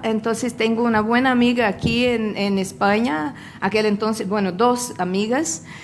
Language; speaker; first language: Spanish; non-native, fluent; Portuguese